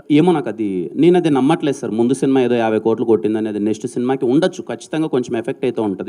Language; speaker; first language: Telugu; native; Telugu